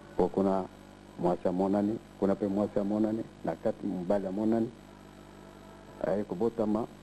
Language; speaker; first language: Lingala; non-native, local second language; Kongo